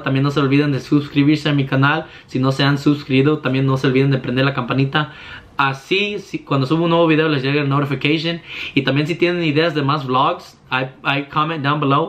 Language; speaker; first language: Spanish; early bilingual, heritage; Spanish